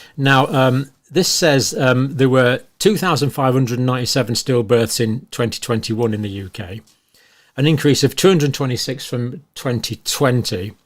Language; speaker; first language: English; native; English